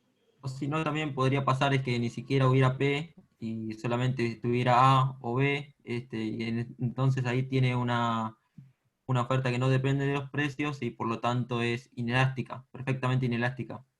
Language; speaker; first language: Spanish; native; Spanish